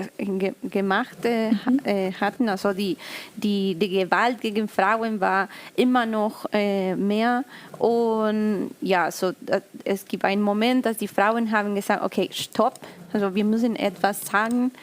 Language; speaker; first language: German; non-native, learner; Spanish